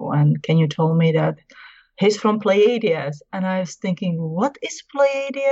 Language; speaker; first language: English; non-native, fluent; Czech